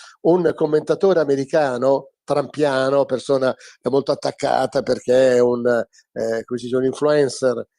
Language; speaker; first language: Italian; native; Italian